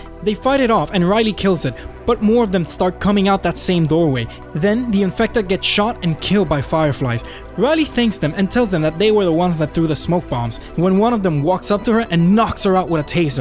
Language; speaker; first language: English; native; English